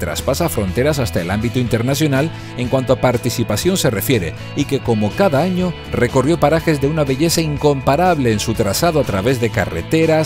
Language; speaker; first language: Spanish; native; Spanish